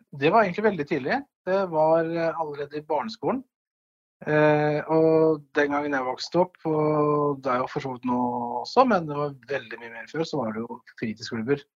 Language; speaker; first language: Norwegian; native; Norwegian